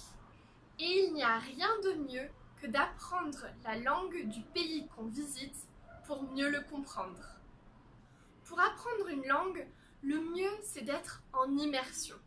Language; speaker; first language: French; native; French